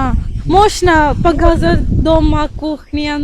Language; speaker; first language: Russian; non-native, learner; Malayalam